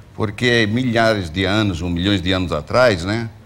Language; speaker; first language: Portuguese; early bilingual, other home language; Greek